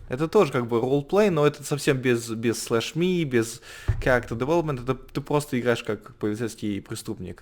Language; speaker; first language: Russian; native; Russian